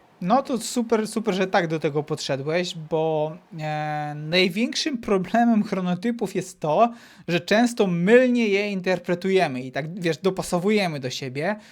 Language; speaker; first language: Polish; native; Polish